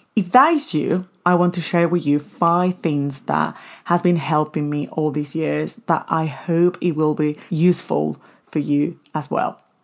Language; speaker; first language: English; non-native, fluent; Spanish